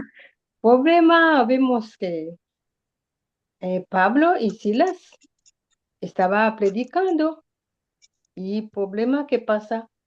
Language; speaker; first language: Spanish; non-native, learner; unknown